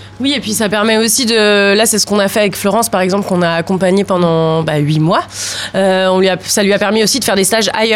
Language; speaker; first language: French; native; French